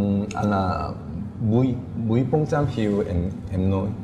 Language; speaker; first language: Vietnamese; non-native, learner; Korean